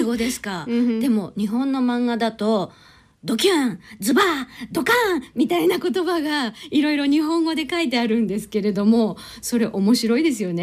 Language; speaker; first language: Japanese; native; Japanese